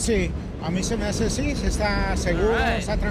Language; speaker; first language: Spanish; non-native, learner; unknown